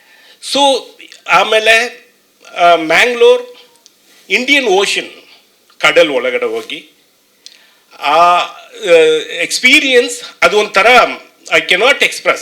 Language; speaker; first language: Kannada; non-native, learner; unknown